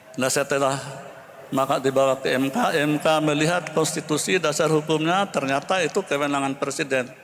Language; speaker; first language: Indonesian; non-native, local second language; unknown